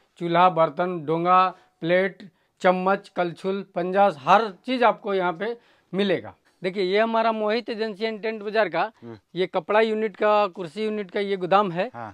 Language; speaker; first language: Hindi; native; Hindi